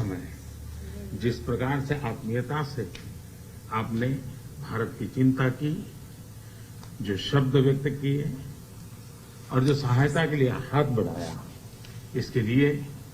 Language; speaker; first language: Hindi; native; Hindi